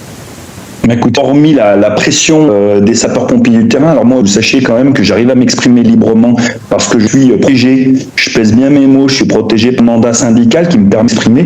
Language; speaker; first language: French; native; French